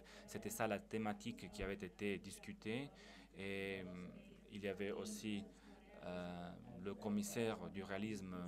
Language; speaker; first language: French; non-native, fluent; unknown